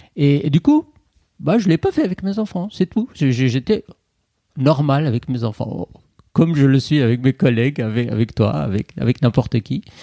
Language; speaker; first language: French; non-native, fluent; Persian